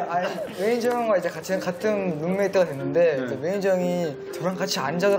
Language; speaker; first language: Korean; native; Korean